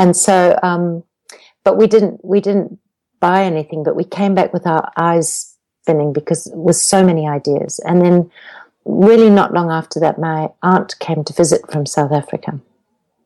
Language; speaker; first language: English; native; English